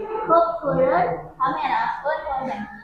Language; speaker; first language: German; non-native, learner; Indonesian